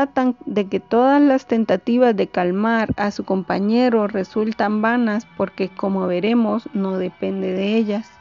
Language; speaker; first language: Spanish; native; Spanish